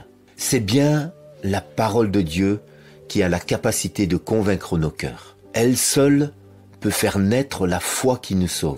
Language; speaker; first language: French; native; French